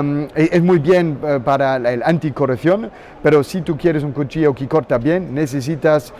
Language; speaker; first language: Spanish; non-native, learner; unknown